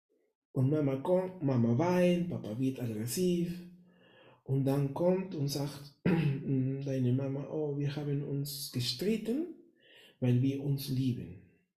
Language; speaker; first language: German; non-native, fluent; Spanish